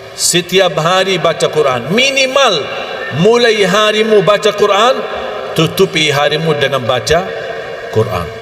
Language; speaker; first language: Malay; non-native, fluent; Arabic